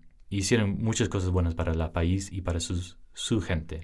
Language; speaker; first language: Spanish; early bilingual, heritage; English